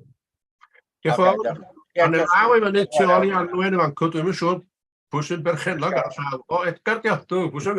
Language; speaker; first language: Welsh; native; Welsh